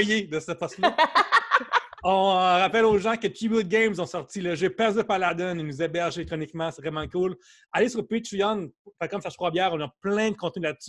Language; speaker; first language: French; native; French